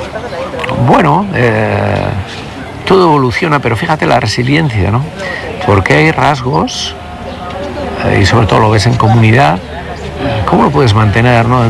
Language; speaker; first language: Spanish; native; Spanish